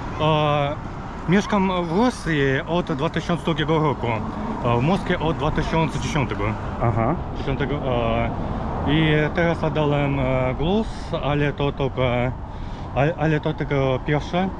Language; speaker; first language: Polish; early bilingual, heritage; Russian